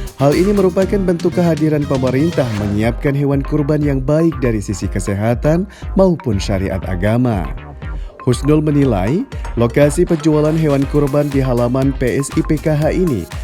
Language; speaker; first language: Indonesian; native; Indonesian